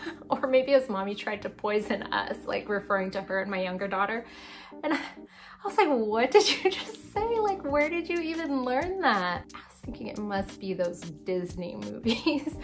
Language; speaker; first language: English; early bilingual, other home language; Cantonese